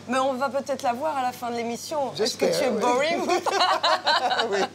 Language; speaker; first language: French; native; French